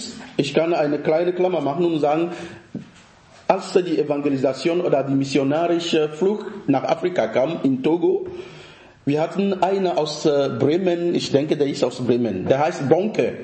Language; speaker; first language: German; non-native, fluent; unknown